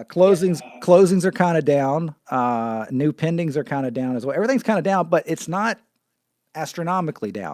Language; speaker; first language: English; native; English